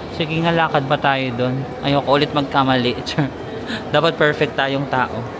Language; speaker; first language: Filipino; non-native, local second language; Waray